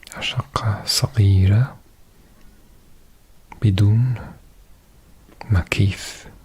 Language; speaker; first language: Arabic; non-native, learner; English